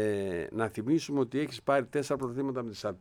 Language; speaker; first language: Greek; native; Greek